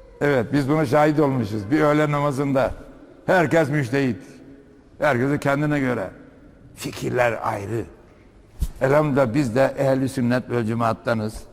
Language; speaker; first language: Turkish; native; Turkish